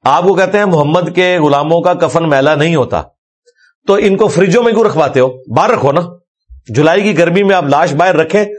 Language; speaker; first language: Urdu; non-native, local second language; Punjabi